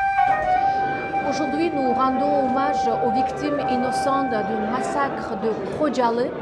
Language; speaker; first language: French; non-native, fluent; Azerbaijani